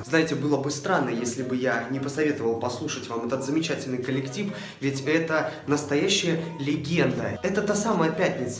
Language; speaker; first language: Russian; native; Russian